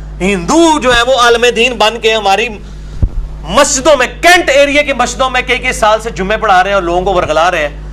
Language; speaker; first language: Urdu; non-native, local second language; Punjabi